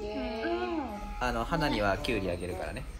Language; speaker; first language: Japanese; native; Japanese